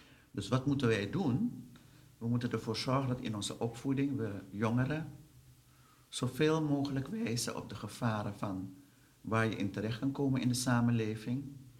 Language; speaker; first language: Dutch; non-native, local second language; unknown